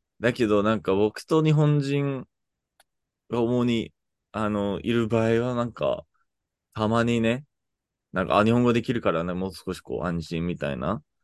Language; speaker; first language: Japanese; non-native, fluent; English